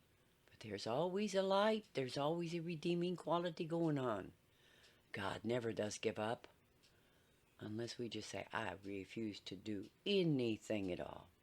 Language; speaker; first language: English; native; English